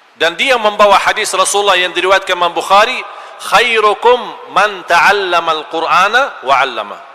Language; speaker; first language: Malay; non-native, fluent; Arabic